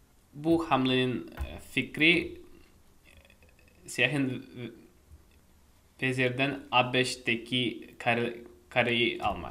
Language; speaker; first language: Turkish; non-native, fluent; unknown